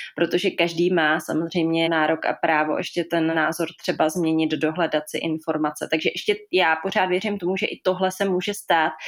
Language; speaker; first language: Czech; native; Czech